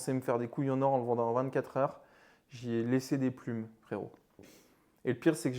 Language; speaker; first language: French; native; French